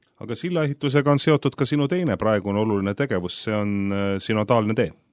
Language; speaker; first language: Estonian; native; Estonian